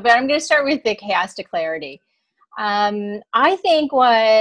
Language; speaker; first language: English; native; English